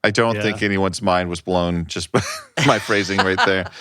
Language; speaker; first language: English; native; English